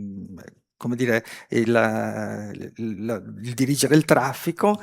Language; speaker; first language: Italian; native; Italian